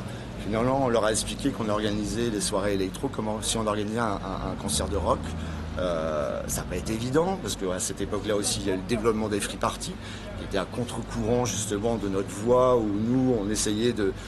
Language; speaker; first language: French; native; French